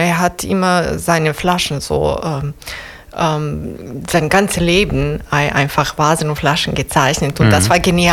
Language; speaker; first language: German; non-native, fluent; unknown